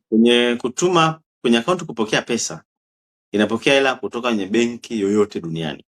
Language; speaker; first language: Swahili; native; Swahili